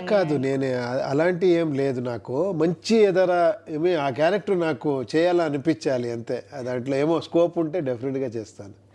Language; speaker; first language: Telugu; non-native, local second language; Kannada